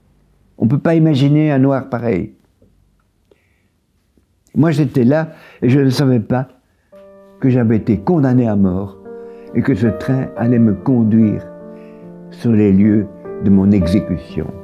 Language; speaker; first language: French; native; French